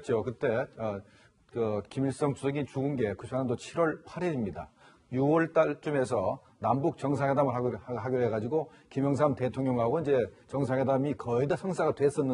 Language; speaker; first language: Korean; native; Korean